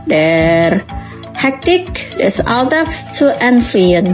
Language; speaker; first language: German; non-native, fluent; Indonesian